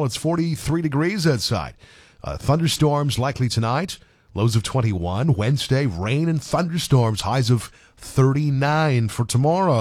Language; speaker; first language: English; native; English